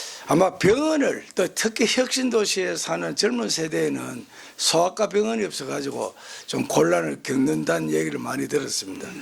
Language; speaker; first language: Korean; native; Korean